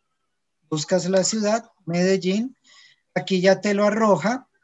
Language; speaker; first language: Spanish; native; Spanish